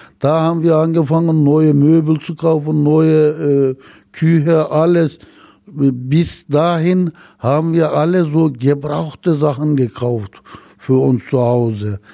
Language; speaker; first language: German; non-native, learner; Turkish